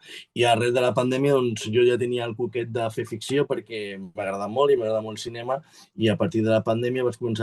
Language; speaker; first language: Catalan; native; Catalan